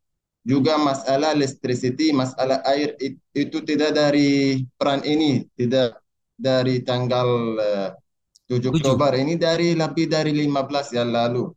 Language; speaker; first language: Indonesian; non-native, learner; Arabic